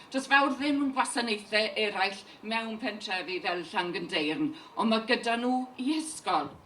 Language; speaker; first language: Welsh; native; Welsh